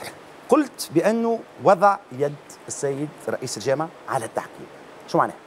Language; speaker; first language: Arabic; native; Arabic